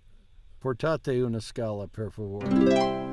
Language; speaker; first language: Italian; non-native, learner; English